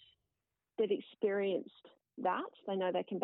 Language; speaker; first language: English; native; English